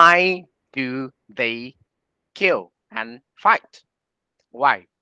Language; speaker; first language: English; non-native, learner; Vietnamese